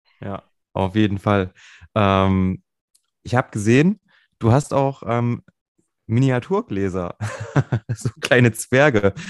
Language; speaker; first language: German; native; German